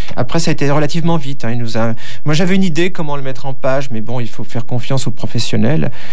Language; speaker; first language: French; native; French